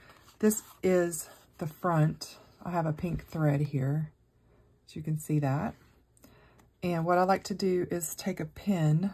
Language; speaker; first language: English; native; English